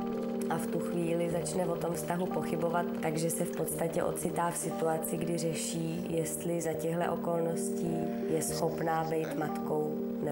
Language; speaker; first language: Czech; native; Czech